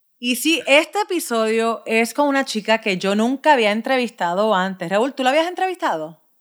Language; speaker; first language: Spanish; early bilingual, heritage; Spanish